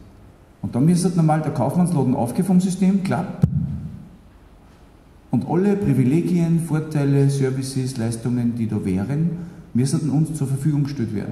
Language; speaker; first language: German; native; German